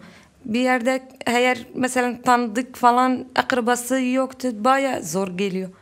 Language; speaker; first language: Turkish; non-native, learner; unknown